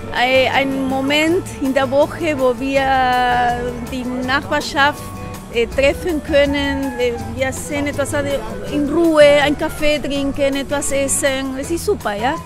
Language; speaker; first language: German; non-native, fluent; Spanish